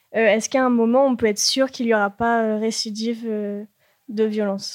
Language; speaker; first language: French; native; French